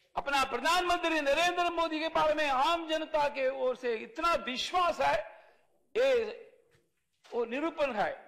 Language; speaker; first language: Hindi; non-native, local second language; Tamil